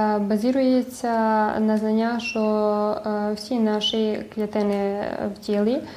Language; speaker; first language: Ukrainian; early bilingual, heritage; Ukrainian